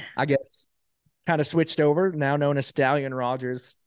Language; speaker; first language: English; native; English